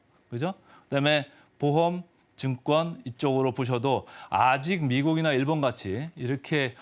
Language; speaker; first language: Korean; native; Korean